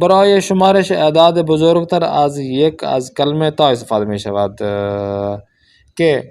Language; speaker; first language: Persian; non-native, fluent; Urdu